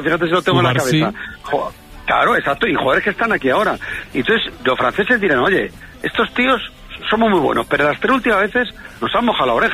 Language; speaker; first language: Spanish; native; Spanish